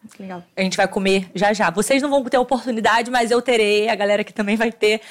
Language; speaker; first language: Portuguese; native; Portuguese